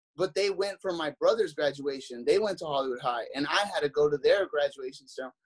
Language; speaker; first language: English; native; English